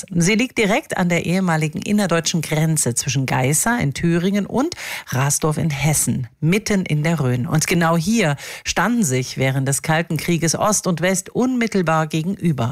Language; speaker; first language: German; native; German